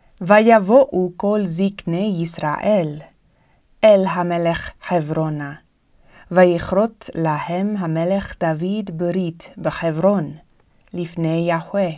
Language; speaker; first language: Hebrew; non-native, fluent; English